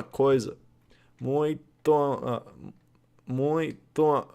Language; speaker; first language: Portuguese; non-native, learner; English